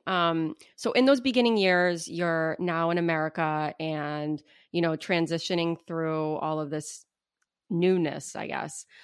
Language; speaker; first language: English; native; English